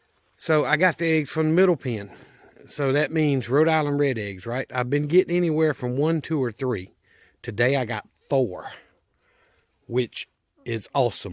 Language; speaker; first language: English; native; English